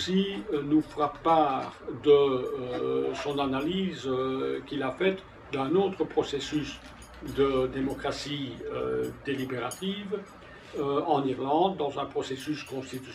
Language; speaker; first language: French; native; French